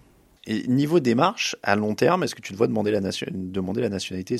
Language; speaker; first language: French; native; French